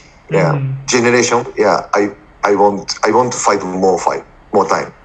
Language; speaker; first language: English; non-native, learner; Japanese